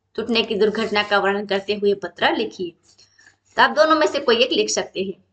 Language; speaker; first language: Hindi; non-native, local second language; Gujarati